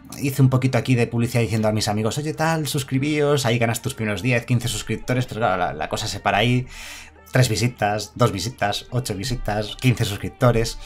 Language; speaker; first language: Spanish; native; Spanish